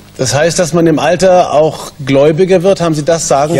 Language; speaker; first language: German; native; German